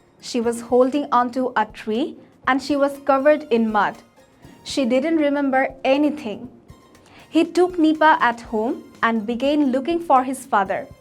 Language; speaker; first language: English; non-native, local second language; Bangla